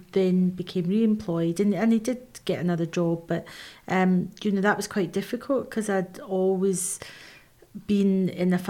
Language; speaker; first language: English; native; English